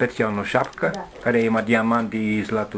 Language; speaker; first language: Bulgarian; non-native, learner; Finnish